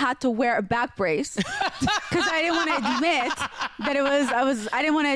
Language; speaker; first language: English; non-native, fluent; Hebrew